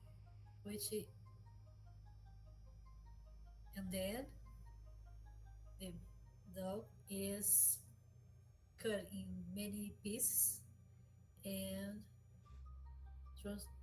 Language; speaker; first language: English; non-native, learner; Portuguese